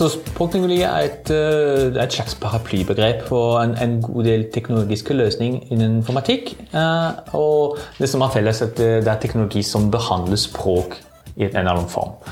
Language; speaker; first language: Norwegian; non-native, fluent; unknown